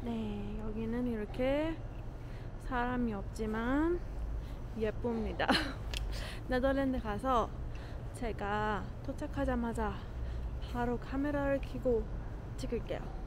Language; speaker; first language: Korean; non-native, fluent; Persian